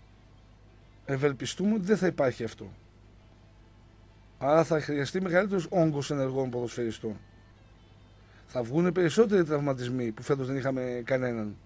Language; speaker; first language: Greek; native; Greek